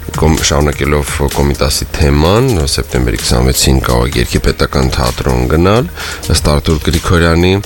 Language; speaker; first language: Armenian; native; Armenian